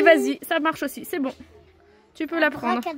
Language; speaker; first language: French; native; French